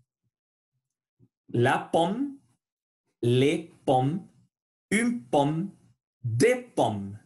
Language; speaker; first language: French; non-native, learner; Spanish